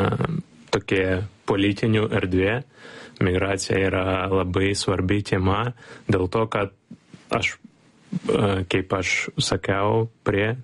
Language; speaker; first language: Lithuanian; non-native, learner; Ukrainian